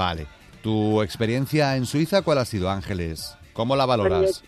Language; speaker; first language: Spanish; native; Spanish